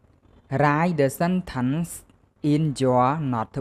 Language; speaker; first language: English; non-native, learner; Khmer